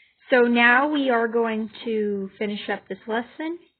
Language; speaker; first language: English; native; English